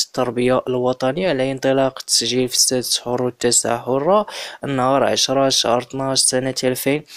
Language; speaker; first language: Arabic; native; Arabic